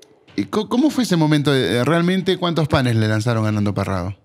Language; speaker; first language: Spanish; native; Spanish